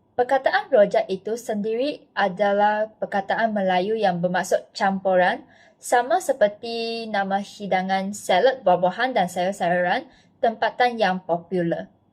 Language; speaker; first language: Malay; non-native, local second language; Chinese